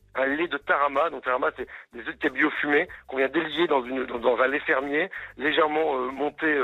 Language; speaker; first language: French; native; French